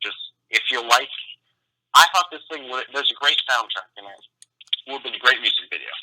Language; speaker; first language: English; native; English